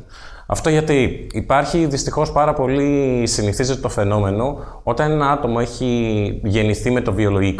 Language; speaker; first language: Greek; native; Greek